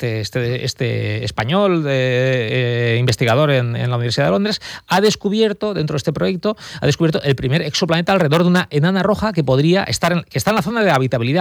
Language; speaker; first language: Spanish; native; Spanish